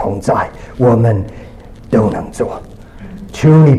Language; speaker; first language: Chinese; early bilingual, other home language; English